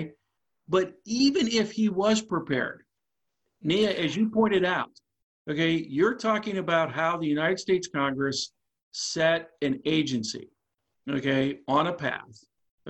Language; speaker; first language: English; native; English